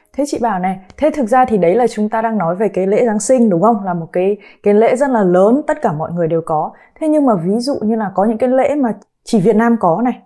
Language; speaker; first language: Vietnamese; native; Vietnamese